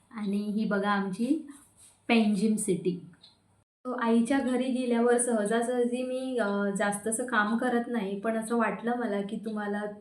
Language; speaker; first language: Marathi; non-native, local second language; Konkani